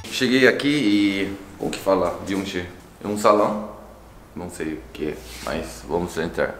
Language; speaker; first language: Portuguese; non-native, learner; Korean